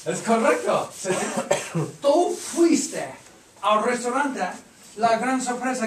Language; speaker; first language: Spanish; non-native, fluent; English